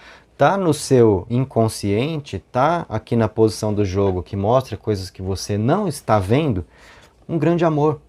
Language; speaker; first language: Portuguese; native; Portuguese